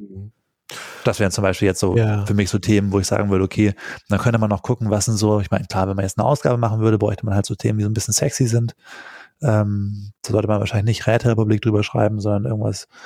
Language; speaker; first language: German; native; German